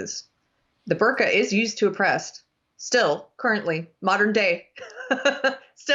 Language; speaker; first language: English; native; English